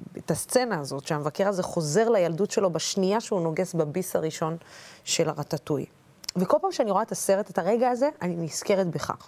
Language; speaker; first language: Hebrew; non-native, local second language; Arabic